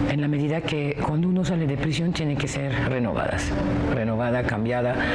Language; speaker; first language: Spanish; non-native, fluent; French